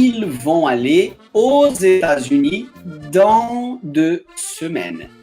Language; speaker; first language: French; non-native, fluent; Portuguese